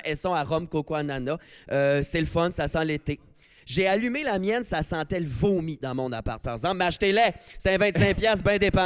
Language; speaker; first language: French; native; French